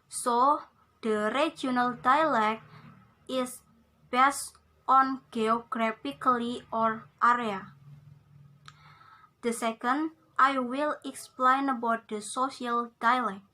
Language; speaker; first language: English; non-native, learner; Indonesian